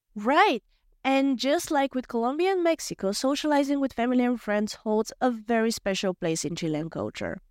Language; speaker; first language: English; non-native, fluent; Bulgarian